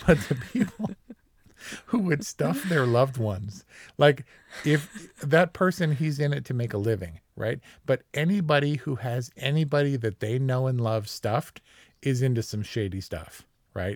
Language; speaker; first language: English; native; English